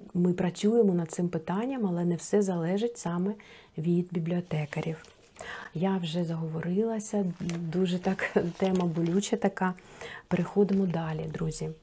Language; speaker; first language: Ukrainian; non-native, local second language; Russian